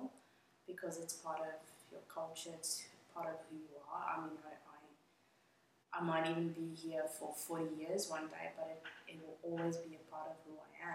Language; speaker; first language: English; non-native, local second language; Afrikaans